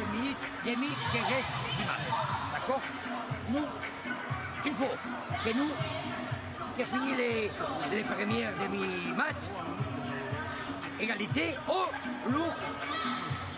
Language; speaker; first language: French; non-native, learner; Spanish